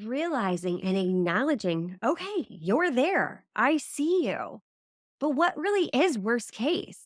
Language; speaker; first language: English; native; English